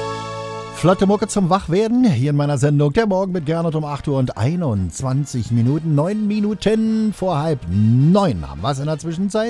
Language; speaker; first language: German; native; German